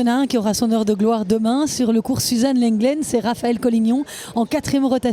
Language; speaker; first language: French; native; French